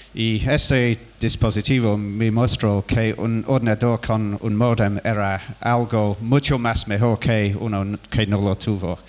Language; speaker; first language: Spanish; non-native, learner; English